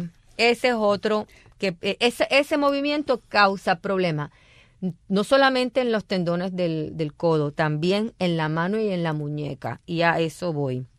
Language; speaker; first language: Spanish; native; Spanish